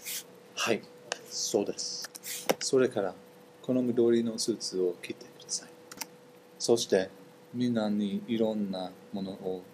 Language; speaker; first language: Japanese; non-native, learner; English